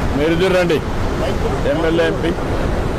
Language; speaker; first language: Telugu; native; Telugu